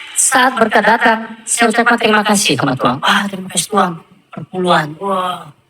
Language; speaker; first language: Indonesian; non-native, fluent; Korean